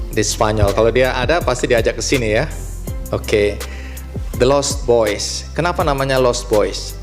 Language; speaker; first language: Indonesian; native; Indonesian